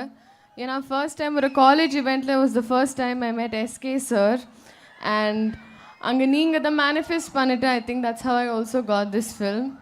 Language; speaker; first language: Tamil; non-native, learner; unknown